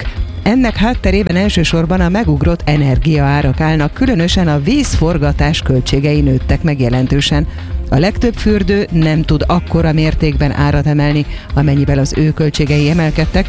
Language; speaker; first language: Hungarian; native; Hungarian